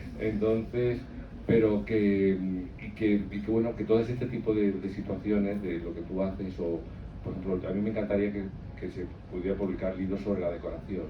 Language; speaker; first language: Spanish; native; Spanish